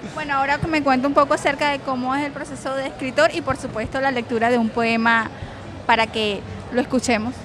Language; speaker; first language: Spanish; native; Spanish